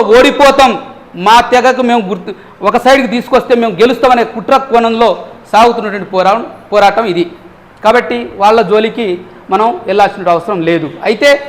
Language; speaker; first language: Telugu; non-native, local second language; Lambadi